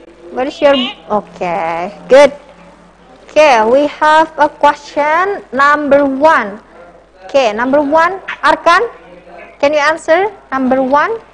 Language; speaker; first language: English; non-native, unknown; Indonesian